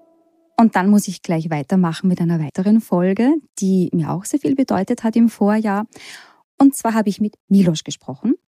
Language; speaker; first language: German; native; German